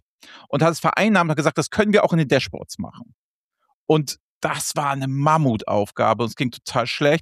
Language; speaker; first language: German; native; German